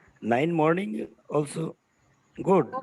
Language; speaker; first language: English; non-native, learner; Bangla